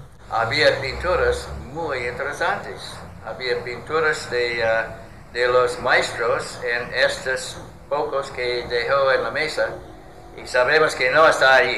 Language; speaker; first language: Spanish; non-native, learner; English